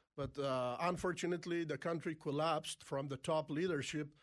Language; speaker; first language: English; non-native, fluent; Persian